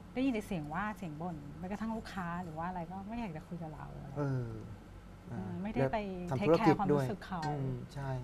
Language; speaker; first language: Thai; native; Thai